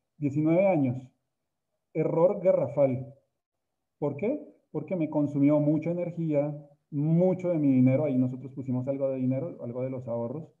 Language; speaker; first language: Spanish; native; Spanish